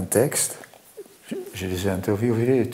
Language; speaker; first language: French; non-native, fluent; German